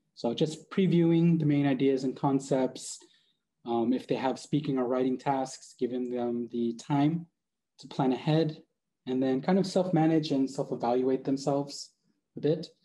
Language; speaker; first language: English; native; English